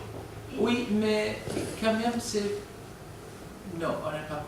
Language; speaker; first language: French; non-native, learner; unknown